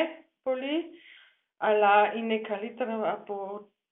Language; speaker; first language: Greek; non-native, learner; German